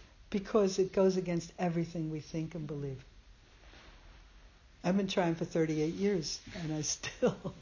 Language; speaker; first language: English; native; English